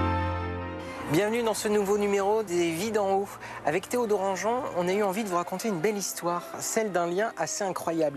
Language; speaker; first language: French; native; French